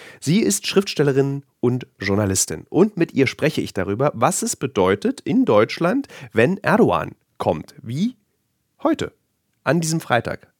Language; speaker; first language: German; native; German